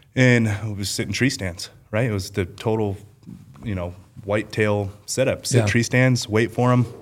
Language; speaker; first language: English; native; English